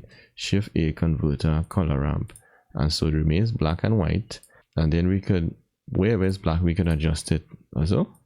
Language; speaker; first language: English; native; English